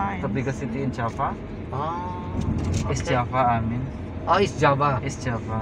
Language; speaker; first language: English; non-native, learner; Indonesian